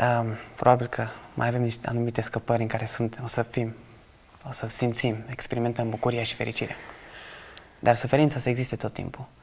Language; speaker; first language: Romanian; early bilingual, other home language; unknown